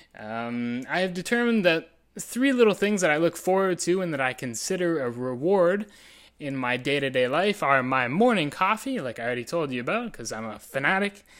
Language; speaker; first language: English; native; English